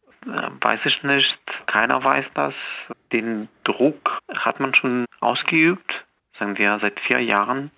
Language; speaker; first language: German; non-native, fluent; Belarusian